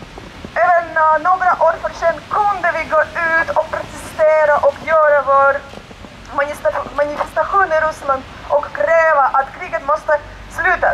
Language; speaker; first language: Swedish; non-native, learner; Russian